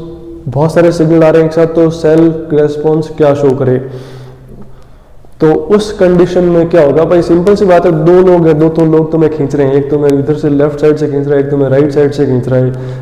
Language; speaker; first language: Hindi; native; Hindi